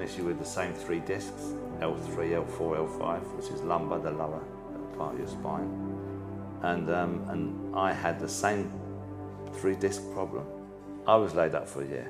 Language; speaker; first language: English; native; English